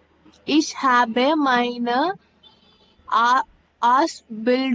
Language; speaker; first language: German; non-native, learner; Tamil